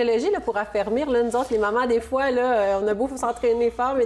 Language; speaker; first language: French; native; French